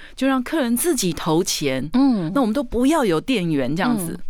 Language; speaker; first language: Chinese; native; Chinese